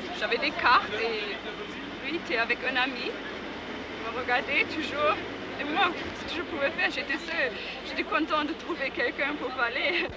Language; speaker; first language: French; non-native, learner; German